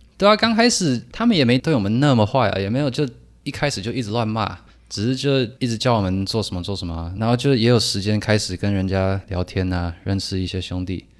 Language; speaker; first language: Chinese; early bilingual, heritage; Chinese